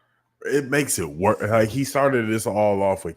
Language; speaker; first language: English; native; English